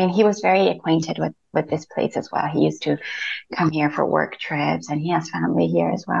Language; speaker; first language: English; non-native, fluent; Spanish